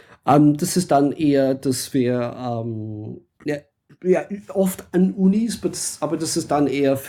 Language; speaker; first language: German; non-native, fluent; English